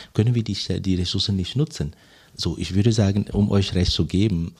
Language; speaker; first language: German; non-native, fluent; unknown